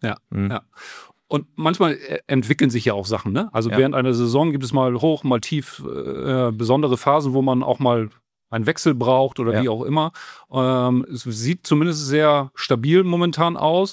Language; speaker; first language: German; native; German